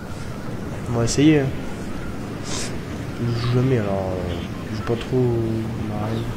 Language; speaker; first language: French; native; French